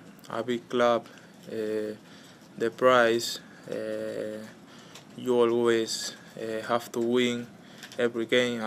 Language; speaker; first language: English; non-native, learner; Spanish